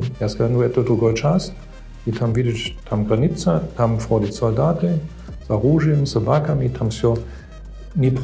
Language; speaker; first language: Russian; non-native, fluent; German